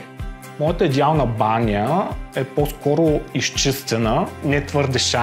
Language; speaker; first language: Bulgarian; native; Bulgarian